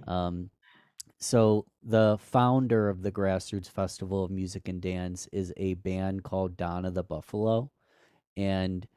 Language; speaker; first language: English; native; English